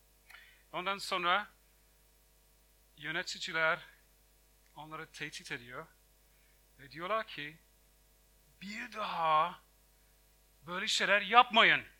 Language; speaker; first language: Turkish; non-native, fluent; English